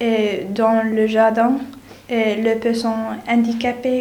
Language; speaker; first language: French; non-native, learner; English